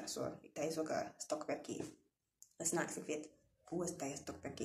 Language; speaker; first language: Afrikaans; non-native, local second language; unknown